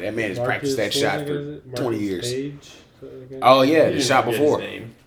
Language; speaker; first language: English; native; English